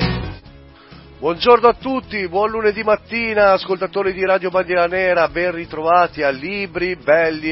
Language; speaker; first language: Italian; native; Italian